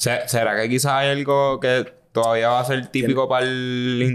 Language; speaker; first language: Spanish; native; Spanish